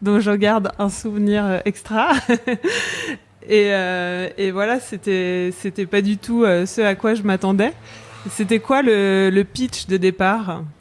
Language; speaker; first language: French; native; French